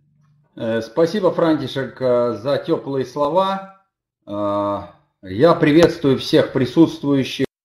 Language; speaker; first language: Russian; native; Russian